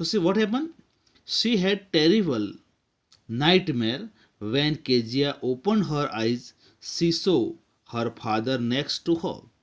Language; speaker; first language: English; non-native, local second language; Gujarati